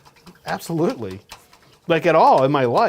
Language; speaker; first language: English; native; English